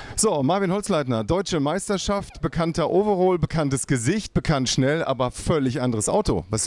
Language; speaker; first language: German; native; German